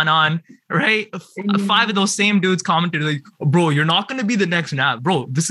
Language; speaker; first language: English; native; English